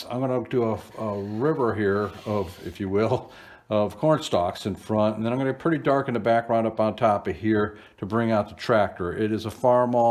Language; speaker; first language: English; native; English